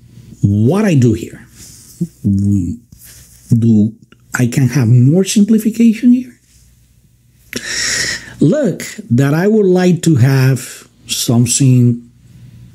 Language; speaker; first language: English; non-native, fluent; Spanish